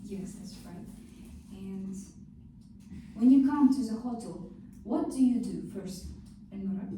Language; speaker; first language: English; non-native, fluent; Kazakh